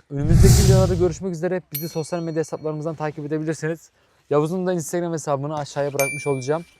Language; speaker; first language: Turkish; native; Turkish